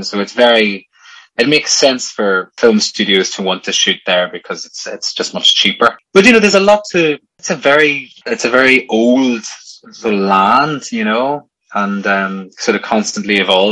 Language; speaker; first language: English; native; English